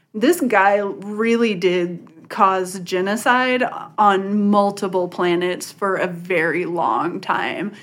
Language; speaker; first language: English; native; English